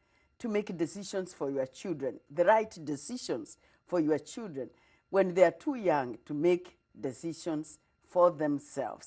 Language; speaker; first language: English; non-native, local second language; Kikuyu